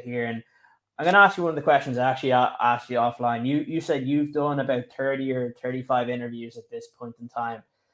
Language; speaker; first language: English; native; English